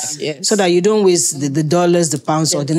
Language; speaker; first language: English; native; English